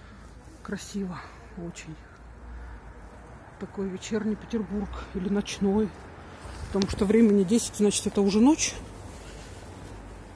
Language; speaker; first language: Russian; native; Russian